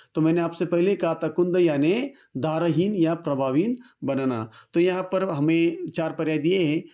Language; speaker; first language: Hindi; non-native, local second language; Marathi